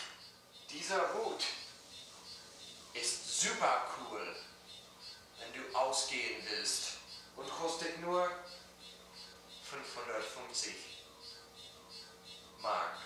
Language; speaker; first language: German; non-native, learner; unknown